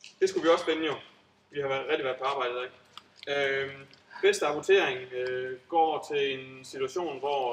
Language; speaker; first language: Danish; native; Danish